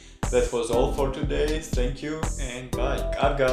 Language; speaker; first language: English; non-native, fluent; Georgian